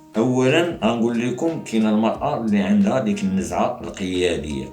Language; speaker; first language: Arabic; native; Arabic